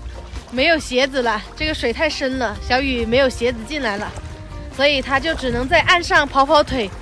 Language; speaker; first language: Chinese; non-native, local second language; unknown